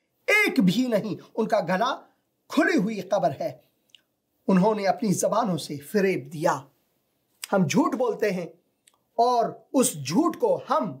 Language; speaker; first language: Hindi; non-native, fluent; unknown